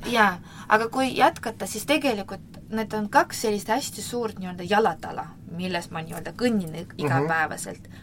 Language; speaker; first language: Estonian; non-native, local second language; Russian